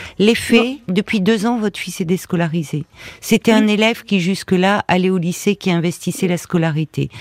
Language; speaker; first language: French; native; French